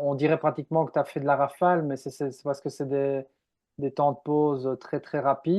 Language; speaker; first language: French; native; French